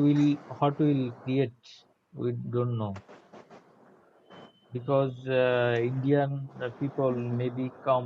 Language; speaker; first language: English; non-native, learner; Bangla